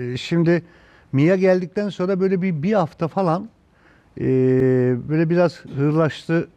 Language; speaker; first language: Turkish; native; Turkish